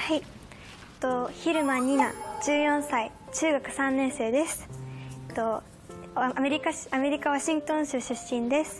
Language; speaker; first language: Japanese; non-native, fluent; English